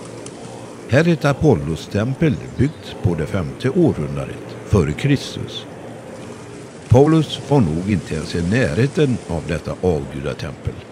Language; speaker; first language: Swedish; native; Swedish